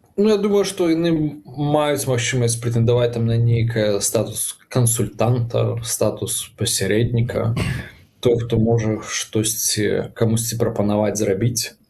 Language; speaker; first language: Belarusian; non-native, local second language; Russian